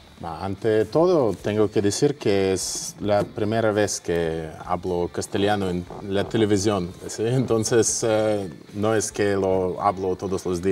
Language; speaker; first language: Spanish; non-native, fluent; Russian